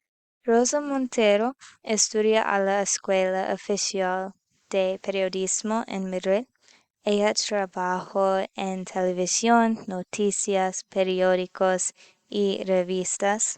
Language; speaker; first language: Spanish; non-native, learner; English